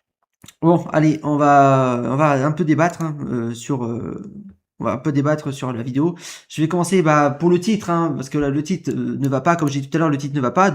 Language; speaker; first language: French; native; French